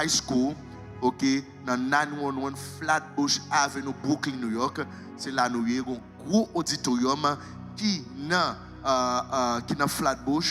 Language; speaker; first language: French; non-native, local second language; Haitian Creole